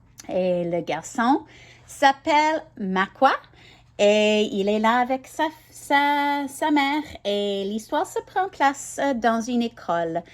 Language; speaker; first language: French; non-native, learner; English